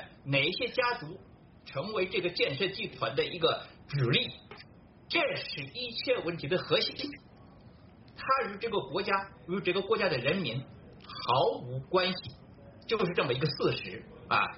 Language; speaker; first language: Chinese; native; Chinese